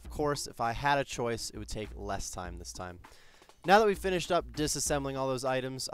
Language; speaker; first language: English; native; English